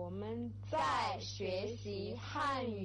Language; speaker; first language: Chinese; non-native, learner; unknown